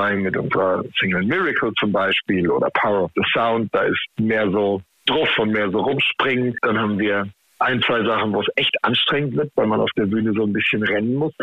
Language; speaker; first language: German; native; German